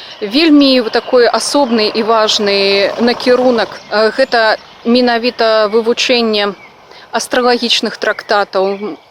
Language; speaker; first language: Belarusian; non-native, local second language; Russian